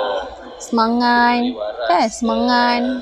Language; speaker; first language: Malay; native; Malay